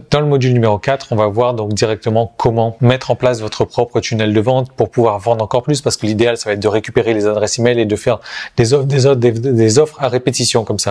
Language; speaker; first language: French; native; French